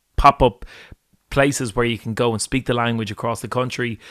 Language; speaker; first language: English; native; English